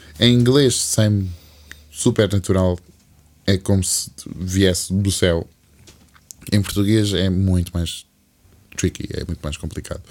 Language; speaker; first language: Portuguese; early bilingual, other home language; English